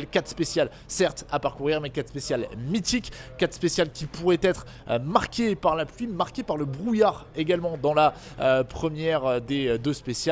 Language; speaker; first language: French; native; French